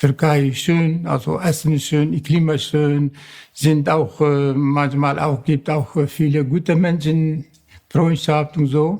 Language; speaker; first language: German; non-native, learner; Kurdish